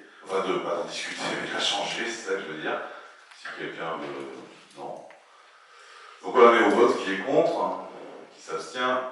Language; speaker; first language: French; native; French